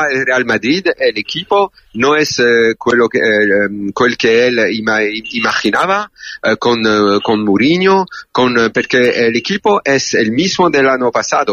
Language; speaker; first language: Spanish; non-native, learner; French